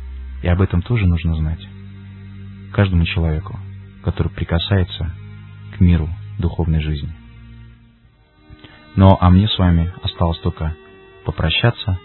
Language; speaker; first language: Russian; native; Russian